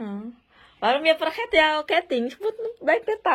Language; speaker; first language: Dutch; non-native, learner; Indonesian